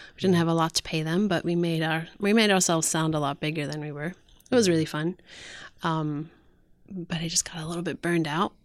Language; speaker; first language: English; native; English